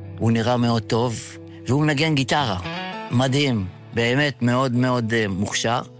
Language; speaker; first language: Hebrew; early bilingual, other home language; Yiddish